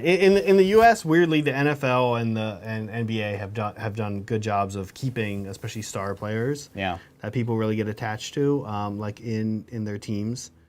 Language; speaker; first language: English; native; English